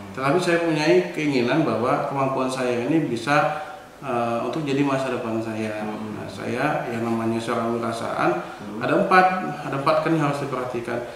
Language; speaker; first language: Indonesian; native; Indonesian